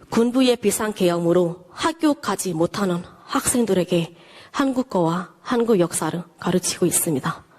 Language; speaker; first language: Korean; non-native, fluent; Burmese